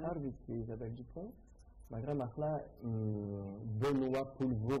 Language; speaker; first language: French; native; French